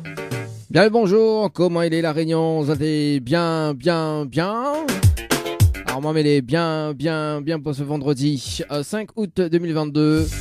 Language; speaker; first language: French; native; French